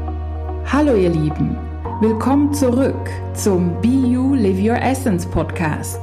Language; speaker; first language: German; native; German